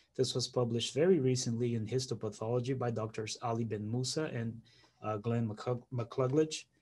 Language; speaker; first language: English; non-native, fluent; Portuguese